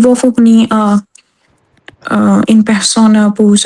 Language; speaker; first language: French; non-native, learner; Hindi